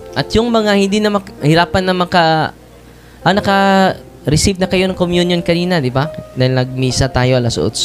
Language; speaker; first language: Filipino; non-native, local second language; Cebuano